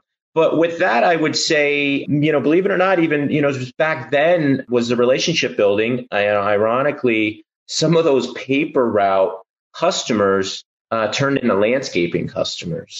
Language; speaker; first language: English; native; English